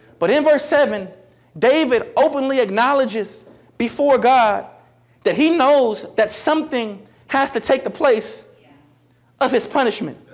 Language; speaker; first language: English; native; English